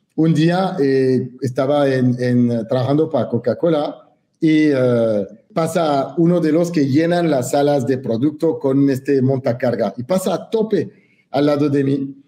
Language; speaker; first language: Spanish; non-native, fluent; French